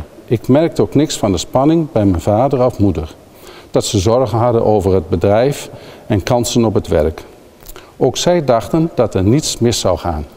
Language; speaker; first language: Dutch; native; Dutch